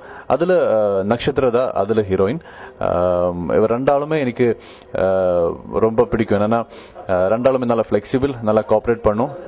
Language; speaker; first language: Tamil; non-native, learner; Malayalam